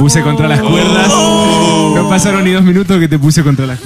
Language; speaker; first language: Spanish; native; Spanish